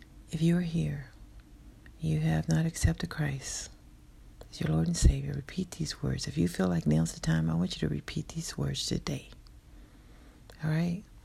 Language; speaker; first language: English; native; English